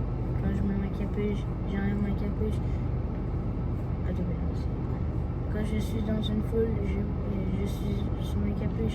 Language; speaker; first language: French; native; French